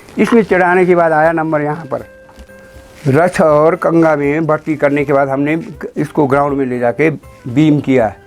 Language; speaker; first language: Hindi; non-native, local second language; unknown